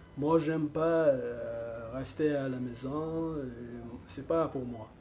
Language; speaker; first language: French; non-native, learner; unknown